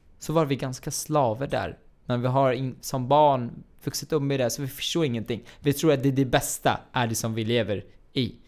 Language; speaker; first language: Swedish; non-native, fluent; Arabic